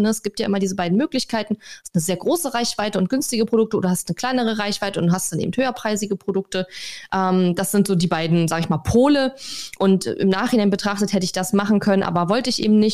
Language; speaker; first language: German; native; German